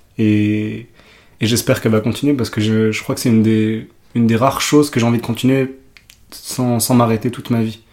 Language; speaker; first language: French; early bilingual, other home language; Urdu